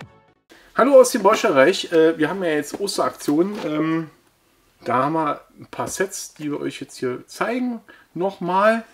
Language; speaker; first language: German; native; German